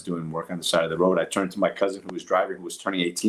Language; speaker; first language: English; early bilingual, other home language; Portuguese